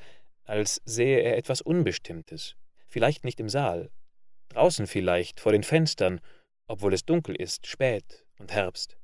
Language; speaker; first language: German; native; German